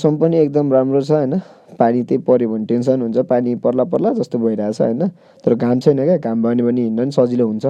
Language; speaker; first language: Nepali; native; Nepali